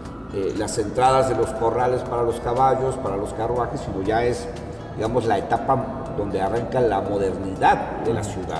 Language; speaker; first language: Spanish; native; Spanish